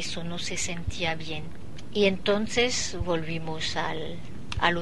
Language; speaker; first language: Spanish; non-native, fluent; French